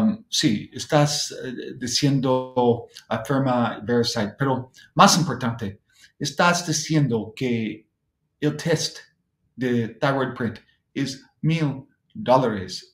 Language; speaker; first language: Spanish; non-native, fluent; English